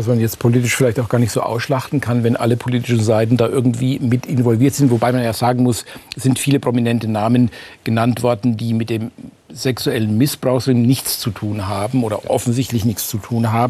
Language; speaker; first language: German; native; German